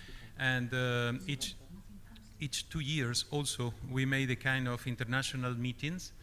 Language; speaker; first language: English; non-native, fluent; Spanish